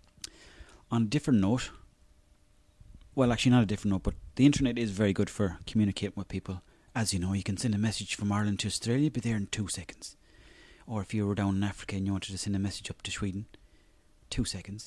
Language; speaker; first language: English; native; English